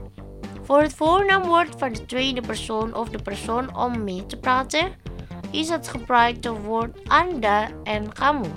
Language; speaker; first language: Dutch; non-native, learner; Indonesian